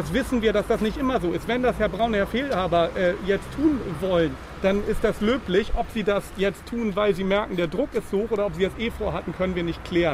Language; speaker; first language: German; native; German